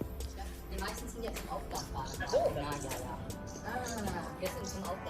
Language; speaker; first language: German; non-native, learner; Filipino